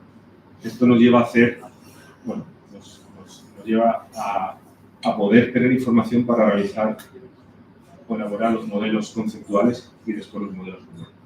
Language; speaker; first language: Spanish; native; Spanish